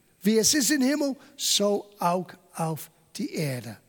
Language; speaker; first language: German; non-native, fluent; English